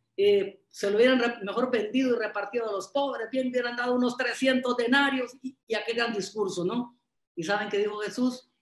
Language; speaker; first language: Spanish; native; Spanish